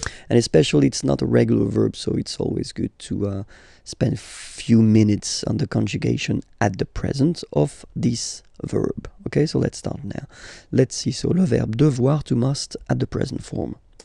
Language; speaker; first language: English; non-native, fluent; French